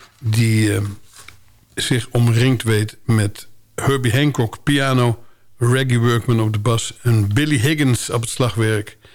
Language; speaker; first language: Dutch; native; Dutch